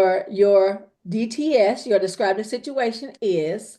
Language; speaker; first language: Spanish; non-native, fluent; English